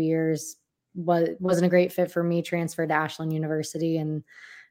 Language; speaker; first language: English; native; English